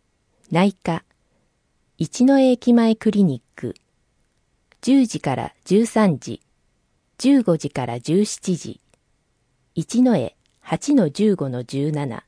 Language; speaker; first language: Japanese; native; Japanese